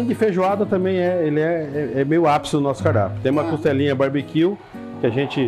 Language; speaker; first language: Portuguese; native; Portuguese